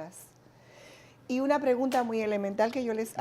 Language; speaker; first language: Spanish; native; Spanish